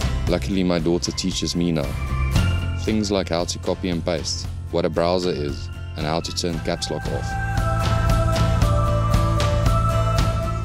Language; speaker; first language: English; non-native, local second language; Afrikaans